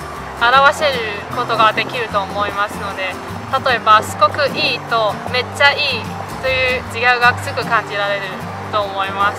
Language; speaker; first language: Japanese; non-native, fluent; Chinese